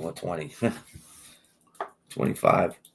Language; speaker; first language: English; native; English